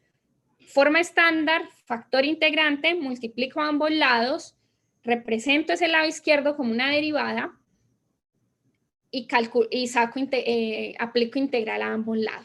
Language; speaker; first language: Spanish; native; Spanish